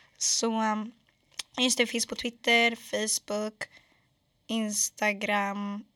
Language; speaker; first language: Swedish; early bilingual, other home language; Arabic